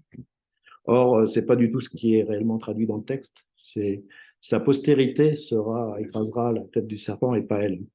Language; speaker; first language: French; native; French